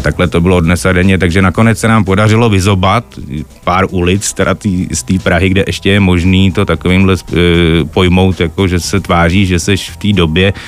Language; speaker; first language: Czech; native; Czech